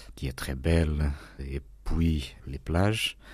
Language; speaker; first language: French; non-native, fluent; Portuguese